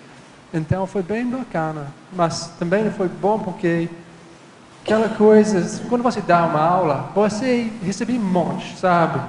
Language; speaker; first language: Portuguese; non-native, fluent; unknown